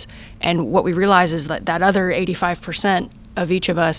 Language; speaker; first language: English; native; English